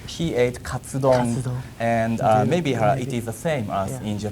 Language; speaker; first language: English; non-native, fluent; Japanese